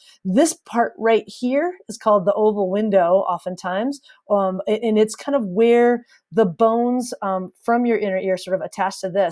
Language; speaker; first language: English; native; English